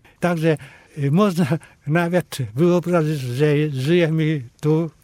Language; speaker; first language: Polish; non-native, fluent; Vietnamese